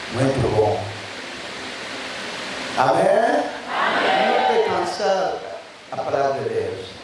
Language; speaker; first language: Portuguese; non-native, learner; Lingala